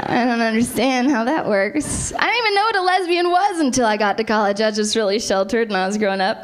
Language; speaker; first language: English; native; English